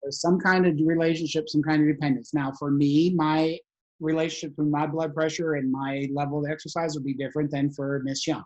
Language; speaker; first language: English; native; English